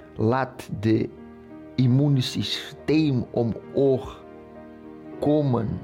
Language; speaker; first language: Dutch; non-native, fluent; Portuguese